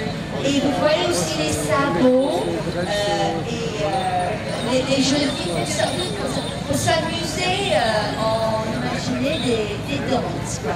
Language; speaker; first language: French; non-native, fluent; English